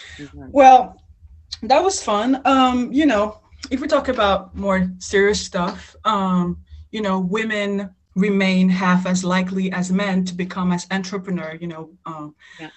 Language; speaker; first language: English; non-native, fluent; French